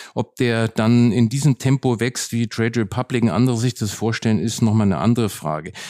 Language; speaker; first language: German; native; German